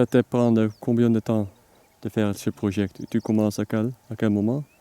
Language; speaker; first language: French; non-native, learner; Dutch